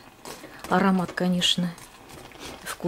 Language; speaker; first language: Russian; native; Russian